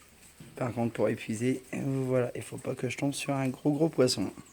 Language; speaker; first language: French; native; French